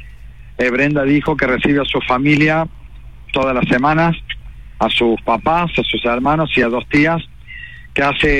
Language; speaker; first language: Spanish; native; Spanish